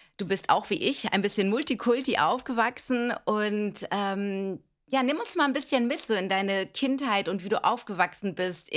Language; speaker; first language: German; early bilingual, other home language; Greek